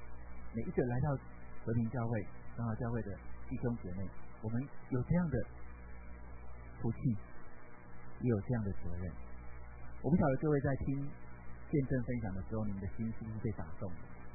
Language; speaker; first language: Chinese; native; Chinese